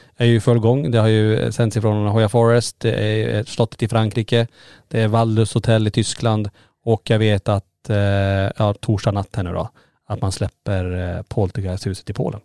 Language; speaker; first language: Swedish; native; Swedish